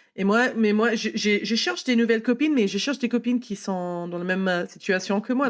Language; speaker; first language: French; non-native, fluent; English